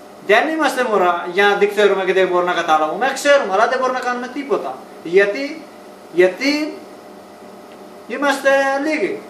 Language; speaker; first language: Greek; non-native, learner; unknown